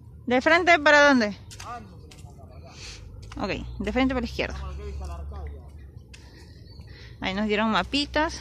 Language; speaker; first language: Spanish; native; Spanish